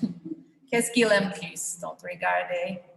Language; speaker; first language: French; non-native, fluent; English